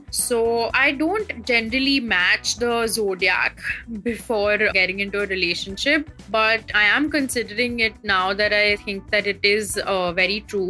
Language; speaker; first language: English; non-native, local second language; Hindi